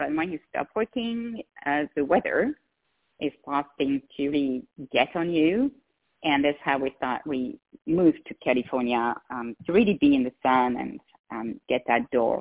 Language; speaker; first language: English; non-native, fluent; French